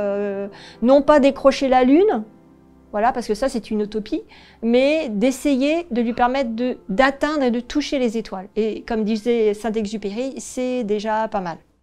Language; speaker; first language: French; native; French